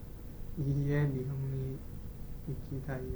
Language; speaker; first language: Japanese; non-native, learner; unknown